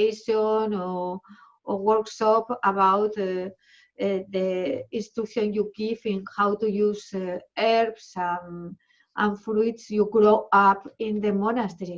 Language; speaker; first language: English; non-native, learner; Spanish